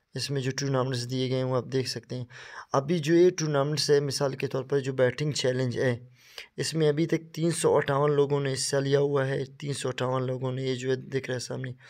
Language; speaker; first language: Urdu; non-native, local second language; Baluchi